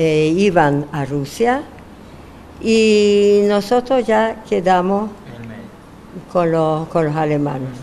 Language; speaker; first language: Spanish; non-native, fluent; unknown